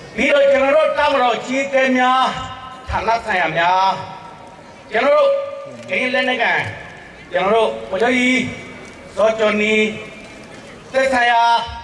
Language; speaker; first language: Burmese; non-native, local second language; S'gaw Karen